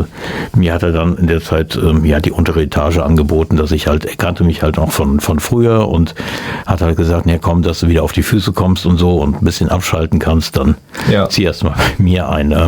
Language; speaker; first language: German; native; German